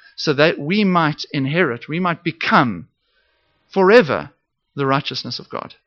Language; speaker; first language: English; native; English